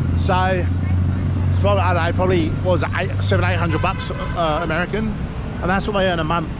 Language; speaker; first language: English; native; English